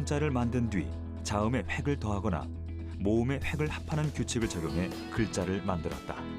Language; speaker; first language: Korean; native; Korean